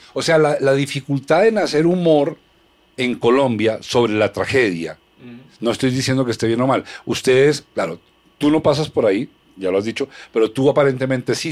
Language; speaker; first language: Spanish; native; Spanish